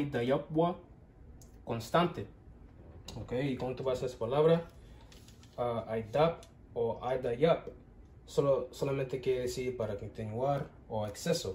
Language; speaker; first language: Spanish; non-native, learner; English